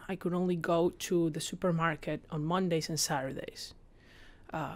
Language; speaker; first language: English; non-native, fluent; Spanish